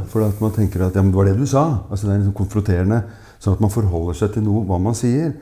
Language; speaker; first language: Norwegian; native; Norwegian